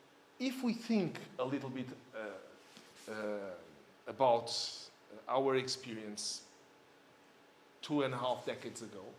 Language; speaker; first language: English; non-native, fluent; Portuguese